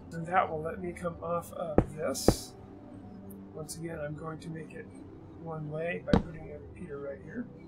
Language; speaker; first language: English; native; English